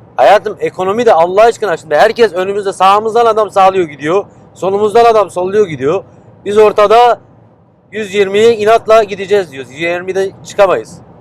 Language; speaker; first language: Turkish; early bilingual, heritage; Turkish